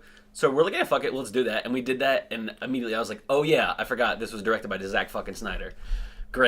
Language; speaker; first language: English; native; English